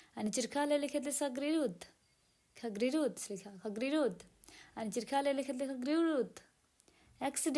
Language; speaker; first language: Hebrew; non-native, learner; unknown